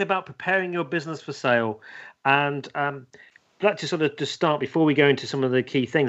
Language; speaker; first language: English; native; English